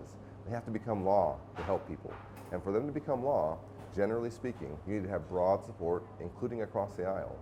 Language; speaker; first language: English; native; English